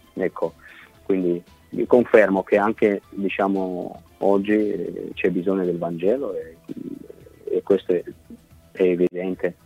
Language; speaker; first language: Italian; non-native, fluent; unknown